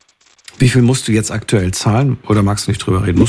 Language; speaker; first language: German; native; German